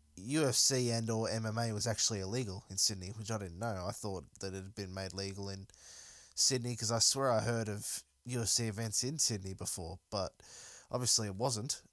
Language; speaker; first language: English; native; English